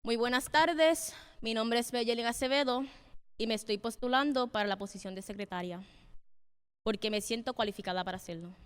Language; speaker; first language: Spanish; early bilingual, other home language; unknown